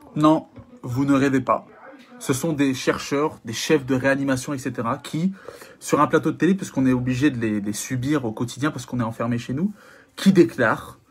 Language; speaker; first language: French; native; French